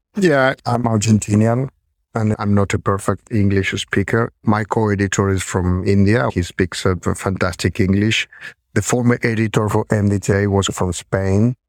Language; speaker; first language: English; non-native, fluent; Spanish